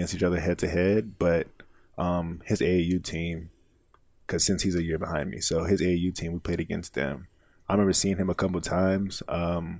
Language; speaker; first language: English; native; English